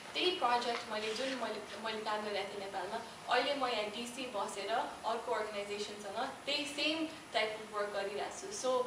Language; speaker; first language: Nepali; early bilingual, heritage; Nepali